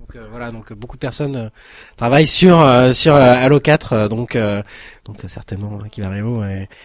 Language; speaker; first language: French; native; French